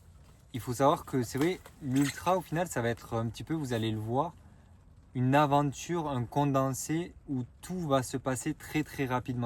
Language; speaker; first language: French; native; French